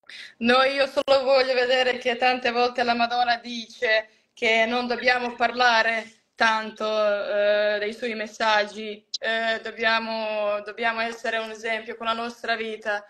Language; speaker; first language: Italian; non-native, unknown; Croatian